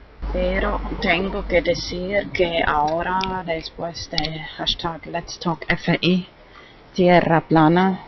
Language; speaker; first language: Spanish; non-native, fluent; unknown